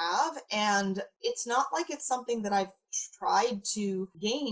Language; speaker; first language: English; native; English